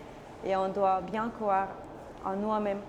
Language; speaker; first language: French; non-native, learner; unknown